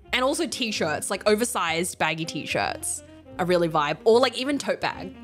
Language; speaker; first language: English; native; English